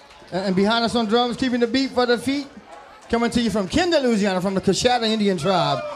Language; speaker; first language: English; early bilingual, other home language; French